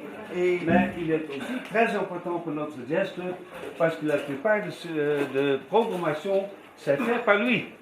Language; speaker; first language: French; non-native, fluent; Dutch